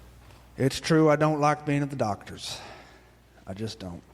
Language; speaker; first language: English; native; English